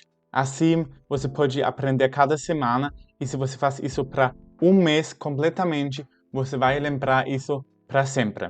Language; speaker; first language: Portuguese; non-native, fluent; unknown